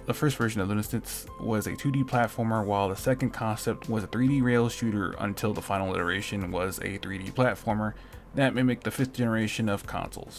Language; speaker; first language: English; native; English